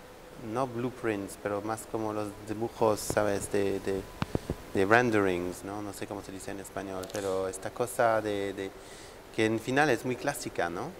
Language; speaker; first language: Spanish; non-native, fluent; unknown